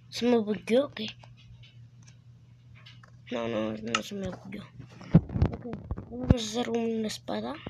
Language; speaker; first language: Spanish; early bilingual, heritage; Spanish